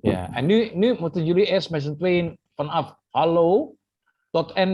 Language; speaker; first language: Dutch; non-native, fluent; Indonesian